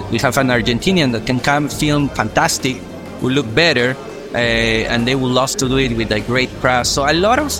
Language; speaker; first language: English; non-native, fluent; Spanish